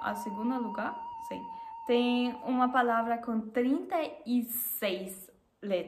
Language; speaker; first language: Portuguese; non-native, learner; German